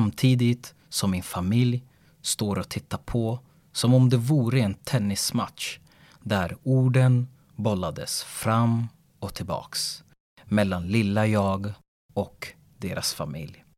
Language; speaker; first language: Swedish; early bilingual, other home language; Lingala